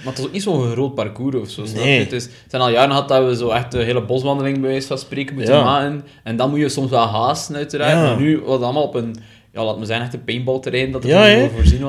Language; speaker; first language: Dutch; native; Dutch